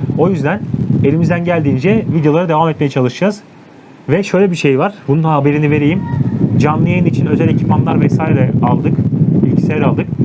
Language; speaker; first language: Turkish; native; Turkish